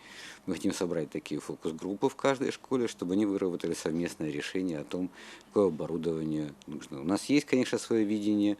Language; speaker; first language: Russian; native; Russian